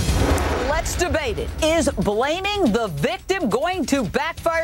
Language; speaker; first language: English; native; English